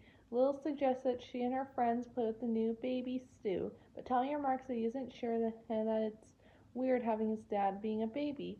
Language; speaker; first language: English; native; English